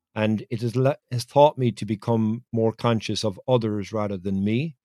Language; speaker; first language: English; native; English